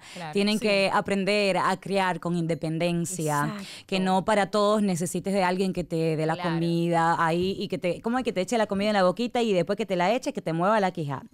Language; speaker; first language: Spanish; native; Spanish